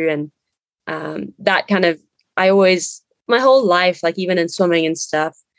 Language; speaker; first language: English; native; English